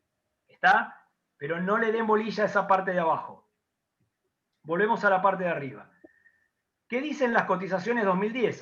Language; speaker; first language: Spanish; native; Spanish